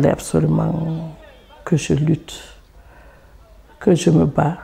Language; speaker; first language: French; non-native, local second language; Fula